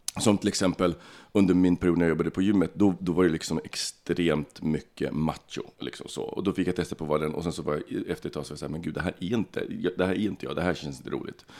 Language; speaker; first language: Swedish; early bilingual, other home language; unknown